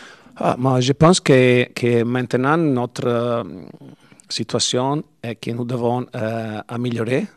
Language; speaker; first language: French; non-native, learner; Italian